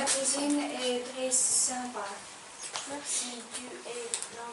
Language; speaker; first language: French; non-native, learner; Ukrainian